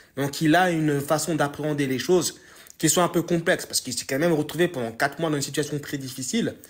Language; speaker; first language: French; native; French